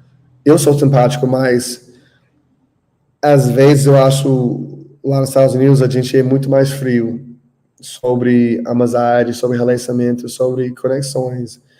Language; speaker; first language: Portuguese; non-native, learner; English